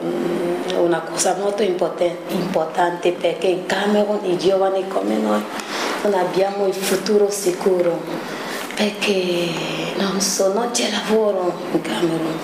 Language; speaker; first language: Italian; non-native, learner; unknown